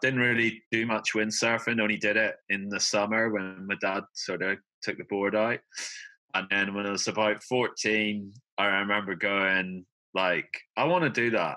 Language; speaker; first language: English; native; English